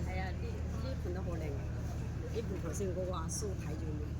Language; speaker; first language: Cantonese; native; Cantonese